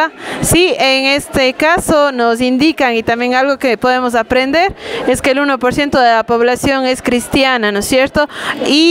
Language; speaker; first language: Spanish; native; Spanish